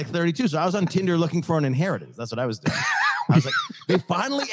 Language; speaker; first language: English; native; English